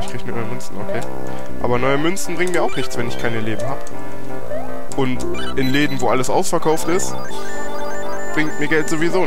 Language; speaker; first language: German; native; German